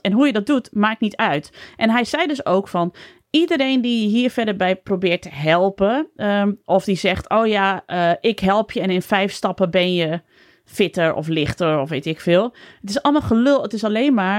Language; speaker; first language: Dutch; native; Dutch